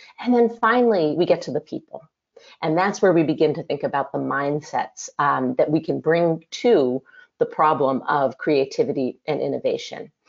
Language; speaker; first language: English; native; English